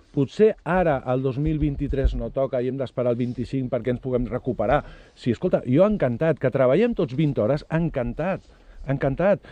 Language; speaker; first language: Catalan; native; Catalan